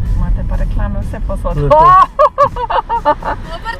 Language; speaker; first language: Slovenian; native; Slovenian